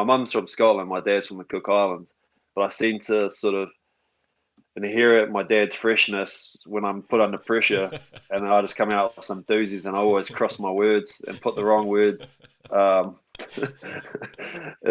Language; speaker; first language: English; native; English